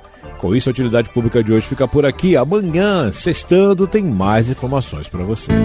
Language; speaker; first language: Portuguese; native; Portuguese